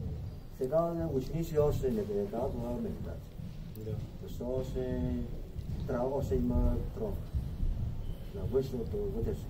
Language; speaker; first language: Bulgarian; non-native, learner; Chinese